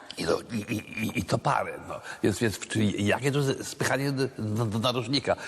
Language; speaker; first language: Polish; native; Polish